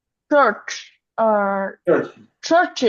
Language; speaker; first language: English; non-native, learner; Vietnamese